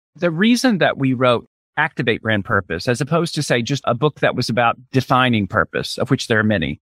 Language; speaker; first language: English; native; English